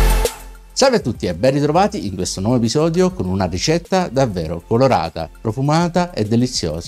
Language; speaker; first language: Italian; native; Italian